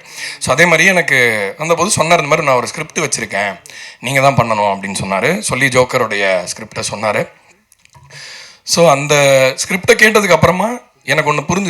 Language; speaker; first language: Tamil; native; Tamil